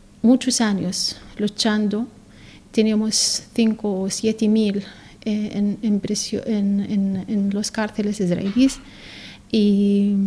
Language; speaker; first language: Spanish; non-native, learner; Arabic